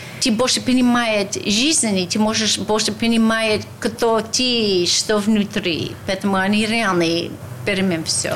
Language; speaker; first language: Russian; non-native, learner; English